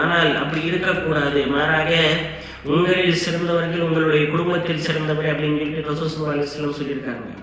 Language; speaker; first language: Tamil; native; Tamil